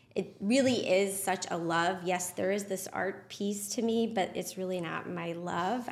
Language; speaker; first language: English; native; English